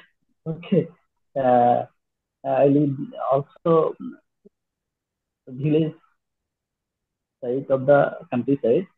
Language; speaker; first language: English; non-native, learner; Bangla